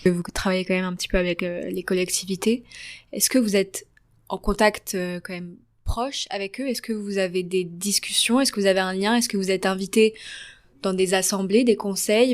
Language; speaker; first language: French; native; French